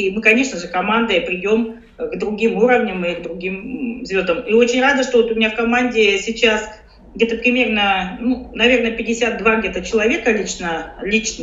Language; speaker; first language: Russian; native; Russian